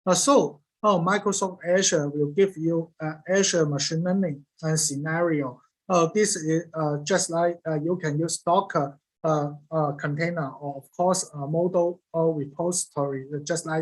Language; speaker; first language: English; non-native, learner; Cantonese